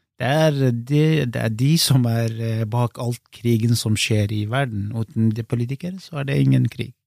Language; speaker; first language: Norwegian; non-native, fluent; Kurdish